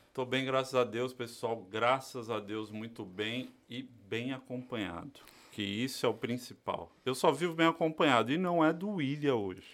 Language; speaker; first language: Portuguese; native; Portuguese